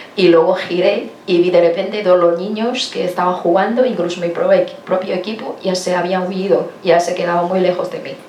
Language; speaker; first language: Spanish; non-native, fluent; Chinese